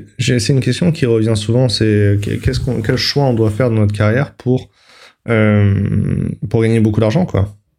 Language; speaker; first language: French; native; French